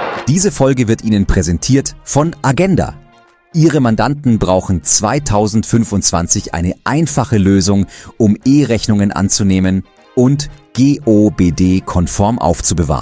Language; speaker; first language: German; native; German